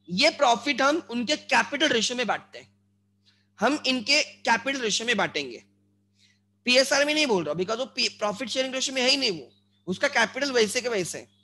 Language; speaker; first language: Hindi; non-native, local second language; Marathi